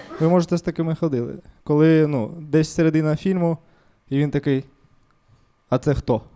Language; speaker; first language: Ukrainian; non-native, local second language; Russian